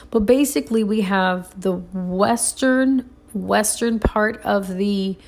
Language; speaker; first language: English; early bilingual, other home language; Spanish